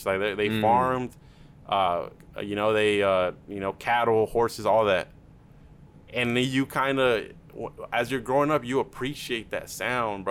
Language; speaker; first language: English; early bilingual, other home language; Spanish